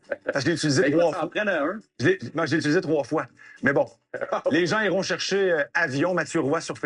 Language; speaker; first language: French; native; French